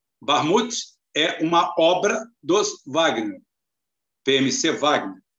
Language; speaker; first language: Portuguese; native; Portuguese